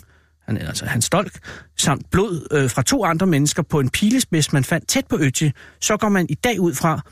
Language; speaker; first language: Danish; native; Danish